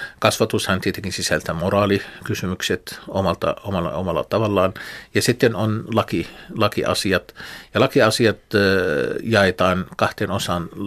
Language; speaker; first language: Finnish; non-native, fluent; Arabic